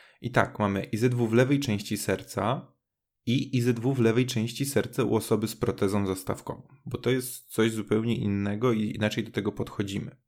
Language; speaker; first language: Polish; native; Polish